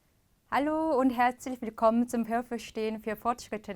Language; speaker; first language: German; non-native, fluent; Korean